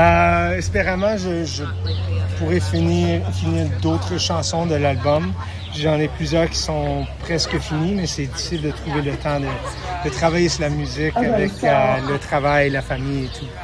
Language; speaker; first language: French; non-native, local second language; English